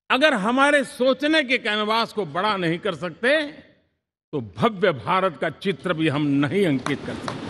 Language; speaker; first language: Hindi; non-native, local second language; Gujarati